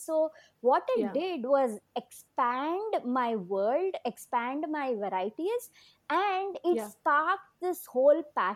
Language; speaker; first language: English; non-native, local second language; Kannada